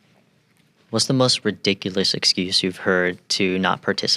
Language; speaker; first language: English; native; English